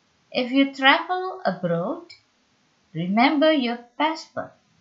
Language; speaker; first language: English; non-native, fluent; Indonesian